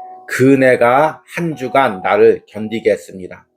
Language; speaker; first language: Korean; native; Korean